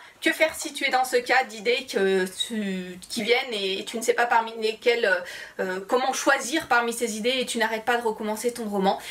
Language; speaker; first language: French; native; French